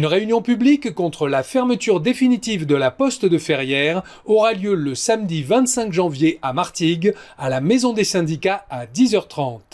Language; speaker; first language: French; native; French